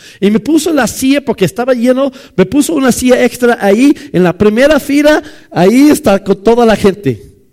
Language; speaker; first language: Spanish; non-native, fluent; English